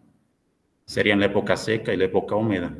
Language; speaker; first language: Spanish; native; Spanish